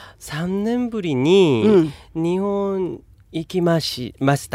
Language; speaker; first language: Japanese; non-native, learner; Korean